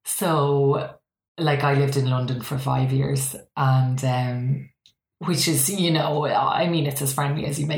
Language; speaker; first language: English; native; English